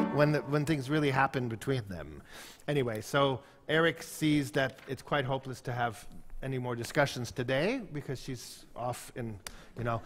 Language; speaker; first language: English; native; English